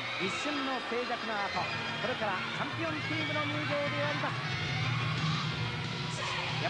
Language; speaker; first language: Japanese; native; Japanese